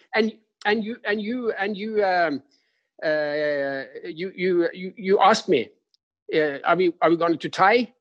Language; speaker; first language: English; non-native, fluent; Norwegian